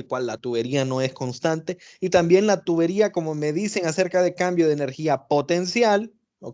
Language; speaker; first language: Spanish; native; Spanish